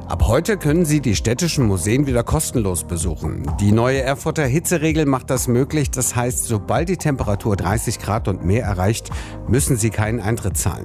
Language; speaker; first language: German; native; German